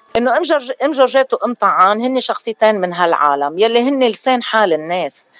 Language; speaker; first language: Arabic; non-native, local second language; Armenian